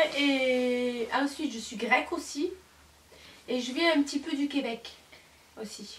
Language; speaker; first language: French; native; French